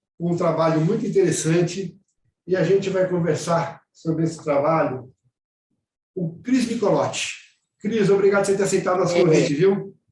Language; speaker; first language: Portuguese; native; Portuguese